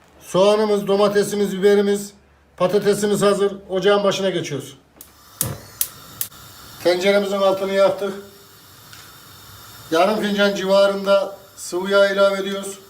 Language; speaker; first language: Turkish; native; Turkish